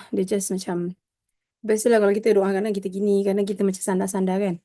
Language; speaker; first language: English; non-native, local second language; Malay